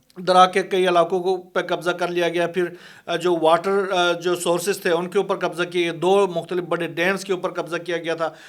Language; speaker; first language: Urdu; native; Urdu